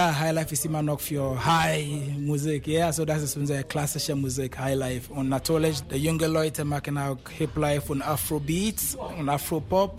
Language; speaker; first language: German; non-native, fluent; Akan